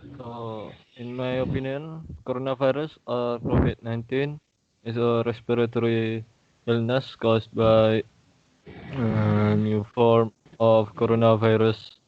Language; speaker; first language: English; non-native, learner; Indonesian